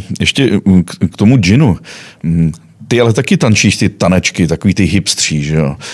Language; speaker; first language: Czech; native; Czech